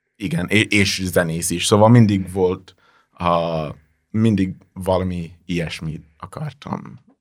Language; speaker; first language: Hungarian; non-native, learner; English